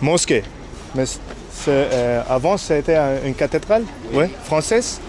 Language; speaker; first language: French; non-native, learner; Spanish